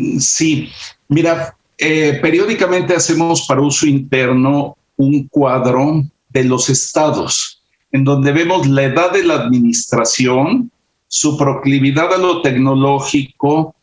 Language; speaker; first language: Spanish; native; Spanish